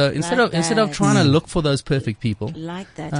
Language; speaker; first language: English; native; English